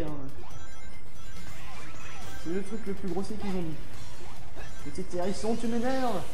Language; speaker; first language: French; native; French